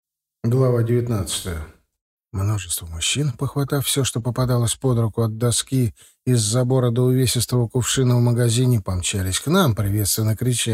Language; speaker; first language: Russian; native; Russian